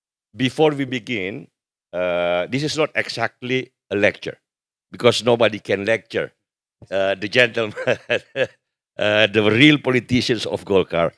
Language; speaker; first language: English; non-native, fluent; Indonesian